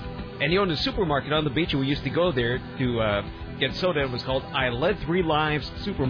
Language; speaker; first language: English; native; English